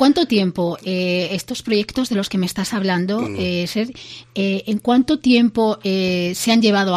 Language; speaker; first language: Spanish; native; Spanish